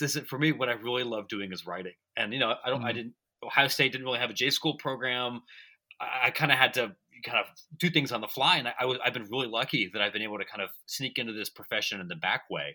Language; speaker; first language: English; native; English